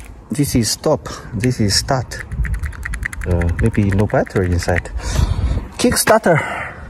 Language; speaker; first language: English; non-native, learner; Chinese